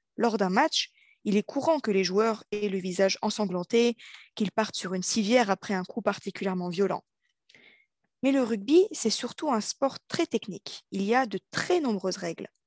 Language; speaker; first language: French; native; French